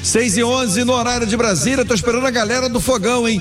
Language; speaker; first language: Portuguese; native; Portuguese